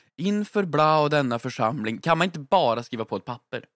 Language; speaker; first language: Swedish; native; Swedish